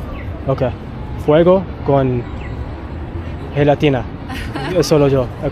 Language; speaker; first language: Spanish; non-native, learner; English